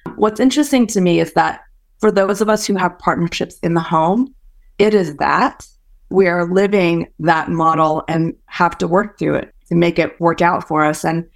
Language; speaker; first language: English; early bilingual, other home language; Min Nan Chinese